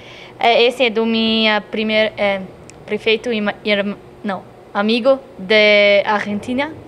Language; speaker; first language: Portuguese; non-native, learner; German